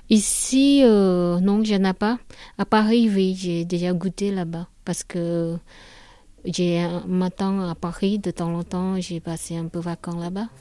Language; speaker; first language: French; non-native, learner; Khmer